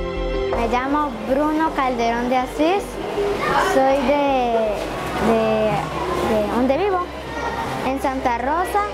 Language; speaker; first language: Spanish; non-native, local second language; Portuguese